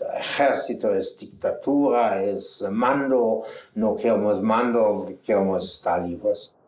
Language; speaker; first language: Spanish; non-native, fluent; German